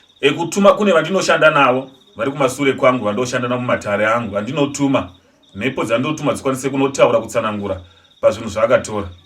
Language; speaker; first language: Shona; non-native, local second language; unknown